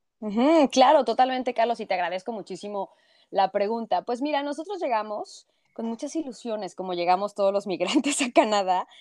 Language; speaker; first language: Spanish; native; Spanish